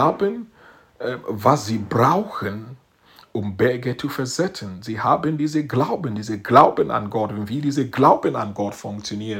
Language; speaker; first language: German; non-native, fluent; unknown